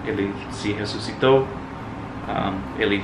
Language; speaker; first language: Portuguese; non-native, fluent; English